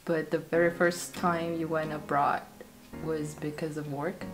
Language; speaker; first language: English; non-native, fluent; Vietnamese